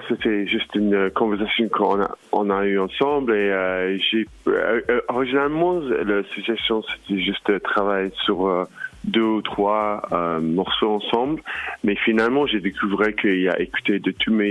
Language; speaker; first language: French; non-native, learner; English